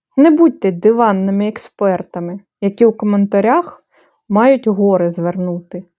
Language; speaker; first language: Ukrainian; non-native, fluent; Bulgarian